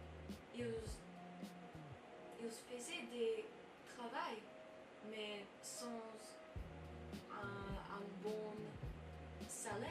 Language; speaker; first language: French; non-native, learner; English